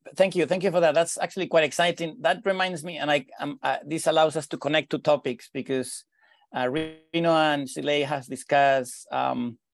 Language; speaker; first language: English; non-native, fluent; Spanish